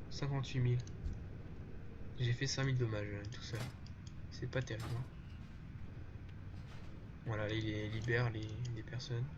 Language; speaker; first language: French; native; French